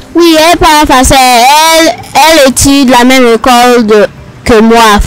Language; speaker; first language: French; non-native, learner; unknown